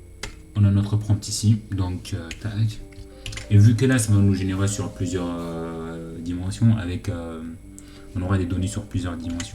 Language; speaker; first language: French; native; French